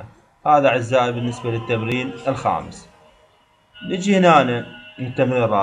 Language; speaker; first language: Arabic; native; Arabic